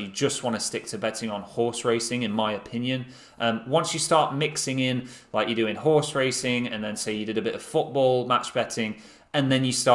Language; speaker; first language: English; native; English